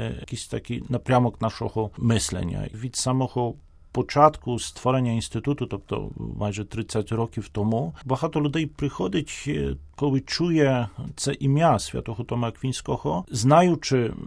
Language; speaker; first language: Ukrainian; non-native, fluent; Polish